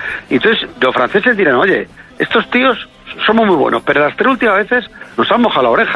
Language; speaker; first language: Spanish; native; Spanish